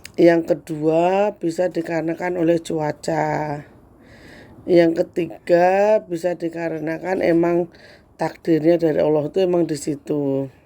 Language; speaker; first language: Indonesian; native; Indonesian